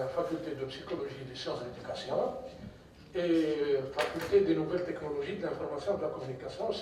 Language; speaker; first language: French; non-native, local second language; Arabic